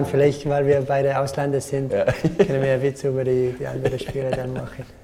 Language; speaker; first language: German; non-native, fluent; English